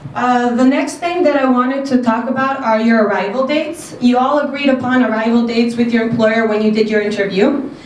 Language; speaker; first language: English; non-native, fluent; Serbian